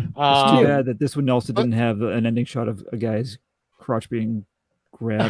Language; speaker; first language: English; native; English